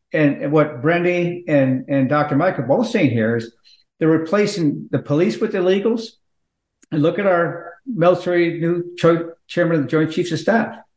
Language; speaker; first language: English; native; English